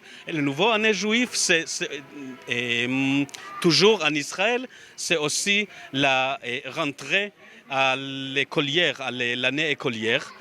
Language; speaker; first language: French; non-native, learner; Hebrew